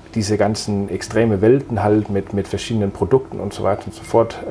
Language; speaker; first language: German; non-native, fluent; Danish